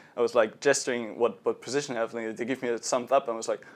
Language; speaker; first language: English; non-native, fluent; German